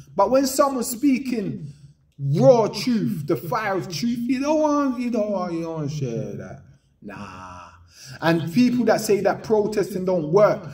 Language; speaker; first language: English; native; English